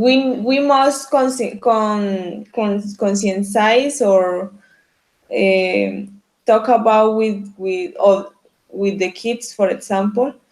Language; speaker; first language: English; non-native, learner; Spanish